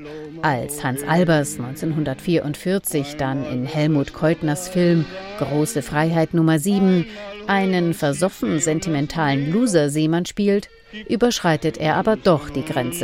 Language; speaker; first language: German; native; German